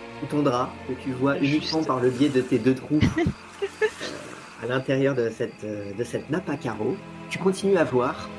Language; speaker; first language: French; native; French